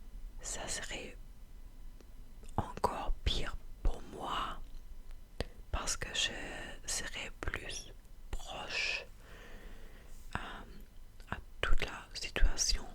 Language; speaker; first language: French; non-native, fluent; German